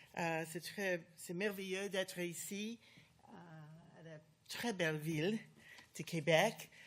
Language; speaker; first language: French; non-native, learner; English